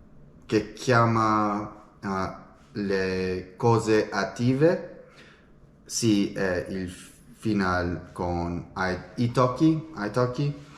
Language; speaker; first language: Italian; non-native, learner; English